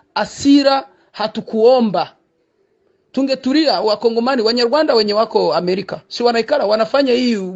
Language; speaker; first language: Swahili; non-native, local second language; Kinyarwanda